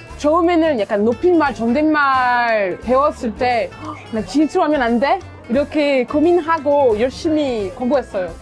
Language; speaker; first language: Korean; non-native, fluent; French